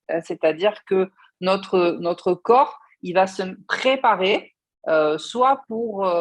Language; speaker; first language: French; native; French